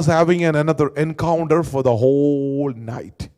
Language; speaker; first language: English; non-native, local second language; Malayalam